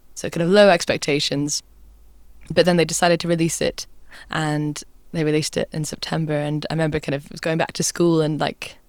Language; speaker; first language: English; native; English